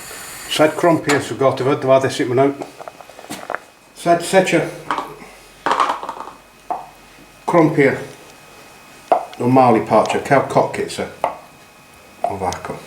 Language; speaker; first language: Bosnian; non-native, learner; English